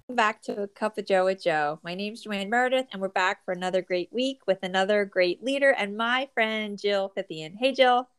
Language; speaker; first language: English; native; English